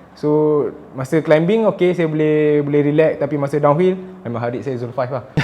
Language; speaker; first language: Malay; native; Malay